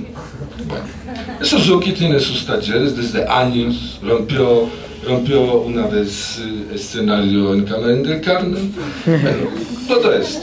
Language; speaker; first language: Spanish; non-native, fluent; Polish